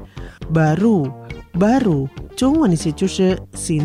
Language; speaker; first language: Chinese; non-native, fluent; Indonesian